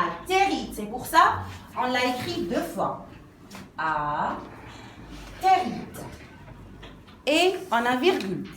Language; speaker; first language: French; non-native, local second language; Arabic